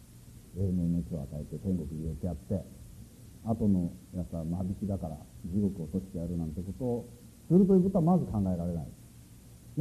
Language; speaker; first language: Japanese; native; Japanese